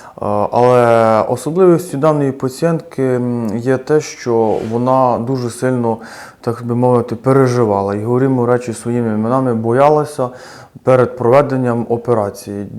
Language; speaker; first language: Ukrainian; native; Ukrainian